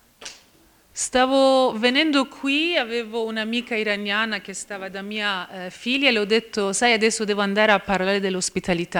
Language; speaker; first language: Italian; non-native, fluent; Persian